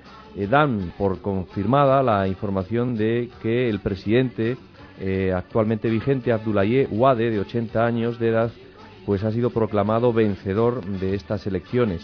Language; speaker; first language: Spanish; native; Spanish